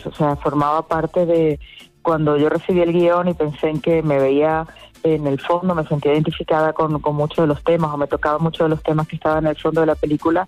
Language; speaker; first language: Spanish; native; Spanish